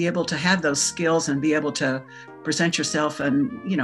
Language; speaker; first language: English; native; English